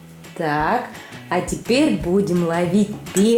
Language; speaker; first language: Russian; native; Russian